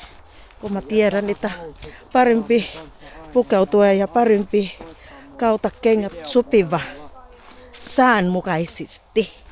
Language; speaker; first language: Finnish; non-native, learner; Filipino